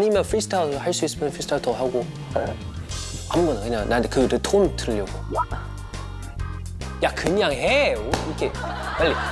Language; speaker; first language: Korean; non-native, fluent; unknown